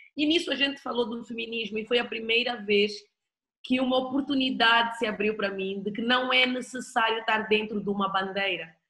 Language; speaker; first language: Portuguese; native; Portuguese